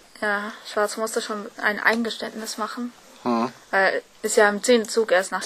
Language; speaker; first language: German; native; German